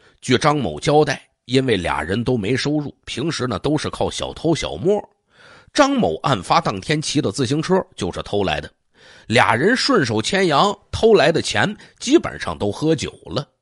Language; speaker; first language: Chinese; native; Chinese